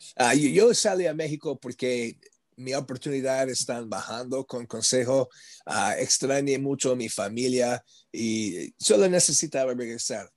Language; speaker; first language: Spanish; non-native, learner; English